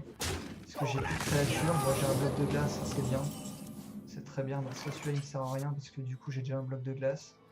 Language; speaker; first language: French; native; French